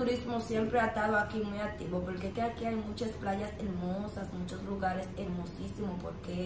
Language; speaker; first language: Spanish; native; Spanish